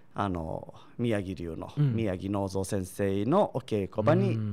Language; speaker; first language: Japanese; native; Japanese